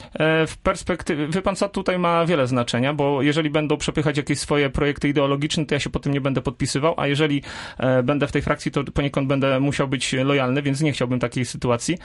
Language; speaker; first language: Polish; native; Polish